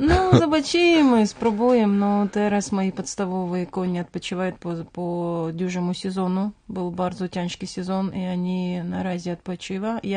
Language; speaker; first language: Polish; non-native, learner; Ukrainian